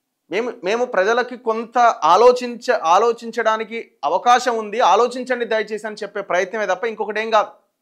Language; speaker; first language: Telugu; native; Telugu